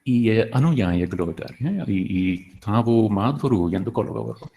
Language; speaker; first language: Kannada; non-native, fluent; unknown